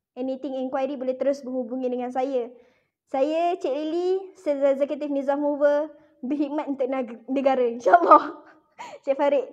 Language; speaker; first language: Malay; native; Malay